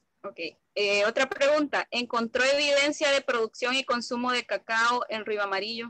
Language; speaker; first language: Spanish; native; Spanish